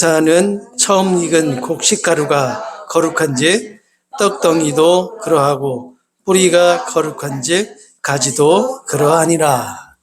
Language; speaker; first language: Korean; native; Korean